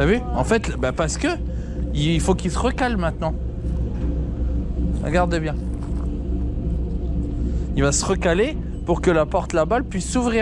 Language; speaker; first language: French; native; French